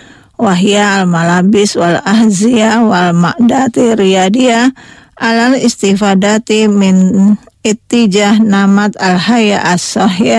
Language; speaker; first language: Arabic; non-native, fluent; Indonesian